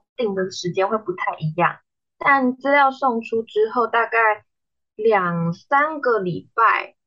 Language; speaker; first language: Chinese; native; Chinese